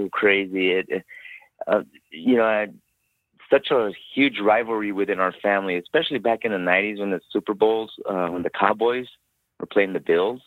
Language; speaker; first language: English; native; English